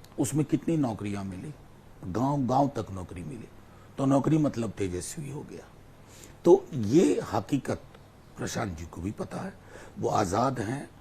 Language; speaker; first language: Hindi; non-native, local second language; Maithili